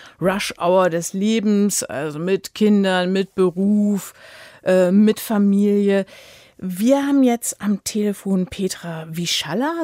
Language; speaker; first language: German; native; German